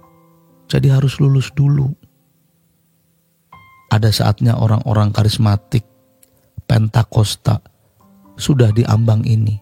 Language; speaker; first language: Indonesian; native; Indonesian